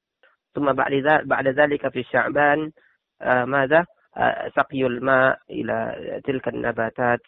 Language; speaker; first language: Arabic; non-native, learner; Indonesian